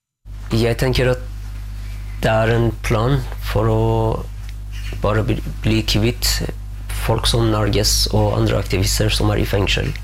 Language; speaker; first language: Norwegian; non-native, fluent; Persian